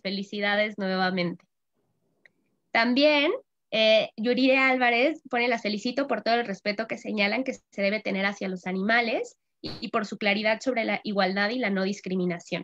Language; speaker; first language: Spanish; native; Spanish